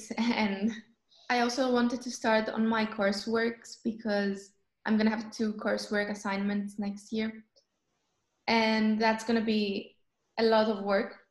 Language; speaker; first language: English; non-native, fluent; Greek